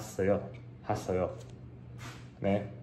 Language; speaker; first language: Korean; non-native, learner; English